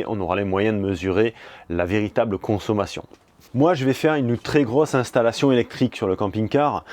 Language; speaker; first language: French; native; French